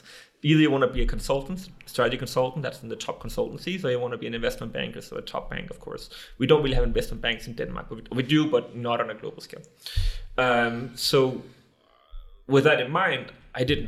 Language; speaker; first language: English; non-native, fluent; Danish